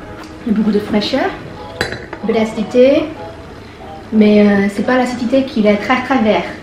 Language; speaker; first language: French; non-native, learner; Chinese